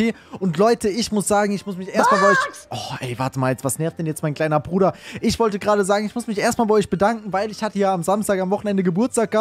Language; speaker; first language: German; native; German